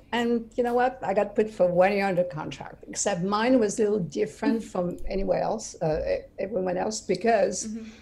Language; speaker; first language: English; non-native, fluent; French